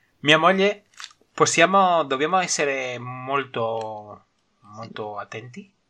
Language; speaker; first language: Italian; non-native, learner; Spanish